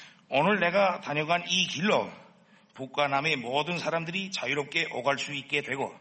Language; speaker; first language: Korean; native; Korean